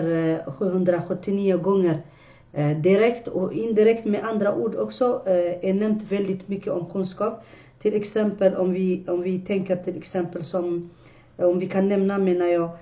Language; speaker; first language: Swedish; non-native, fluent; Arabic